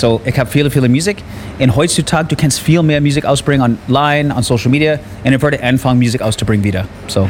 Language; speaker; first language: German; non-native, learner; English